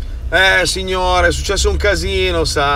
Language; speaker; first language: Italian; native; Italian